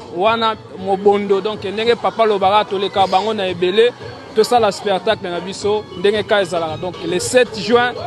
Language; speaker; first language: Lingala; native; Lingala